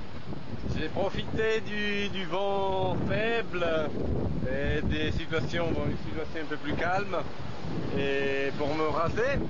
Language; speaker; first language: French; non-native, fluent; Italian